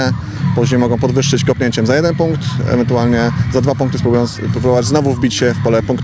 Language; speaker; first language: Polish; native; Polish